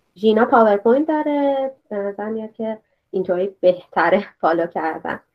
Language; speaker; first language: Persian; native; Persian